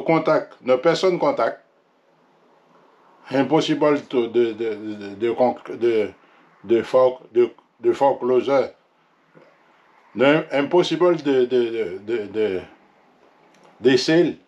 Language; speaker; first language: English; non-native, learner; French